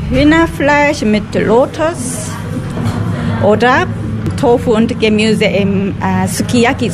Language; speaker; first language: German; non-native, learner; Japanese